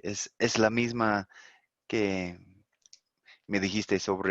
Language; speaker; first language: Spanish; non-native, fluent; English